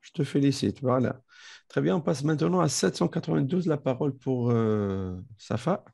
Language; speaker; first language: French; non-native, local second language; Arabic